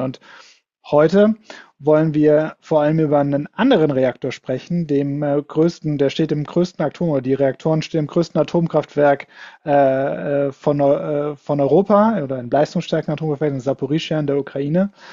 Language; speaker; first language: German; native; German